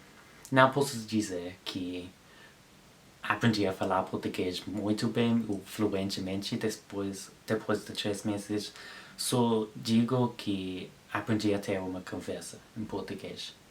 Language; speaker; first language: Portuguese; non-native, learner; English